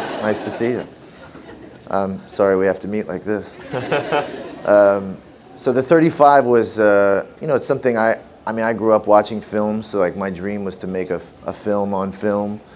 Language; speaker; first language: English; native; English